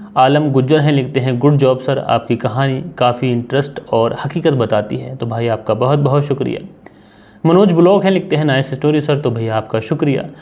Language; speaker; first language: Hindi; native; Hindi